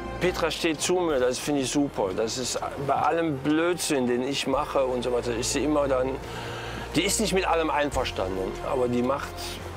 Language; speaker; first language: German; native; German